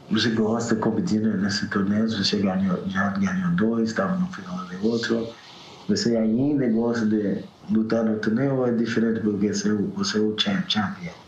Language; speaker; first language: Portuguese; non-native, fluent; English